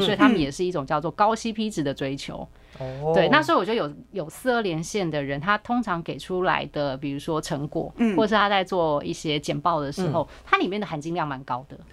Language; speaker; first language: Chinese; native; Chinese